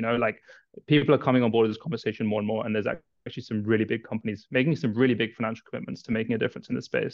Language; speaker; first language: English; native; English